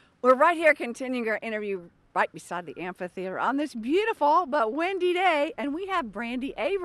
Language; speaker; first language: English; native; English